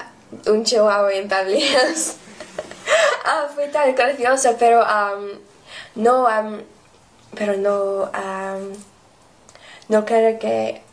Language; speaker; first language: Spanish; non-native, learner; English